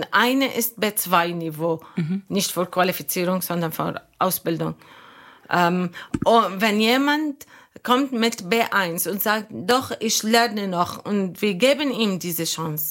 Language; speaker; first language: German; non-native, learner; Arabic